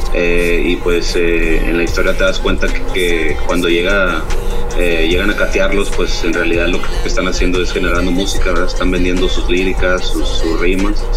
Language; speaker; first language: Spanish; native; Spanish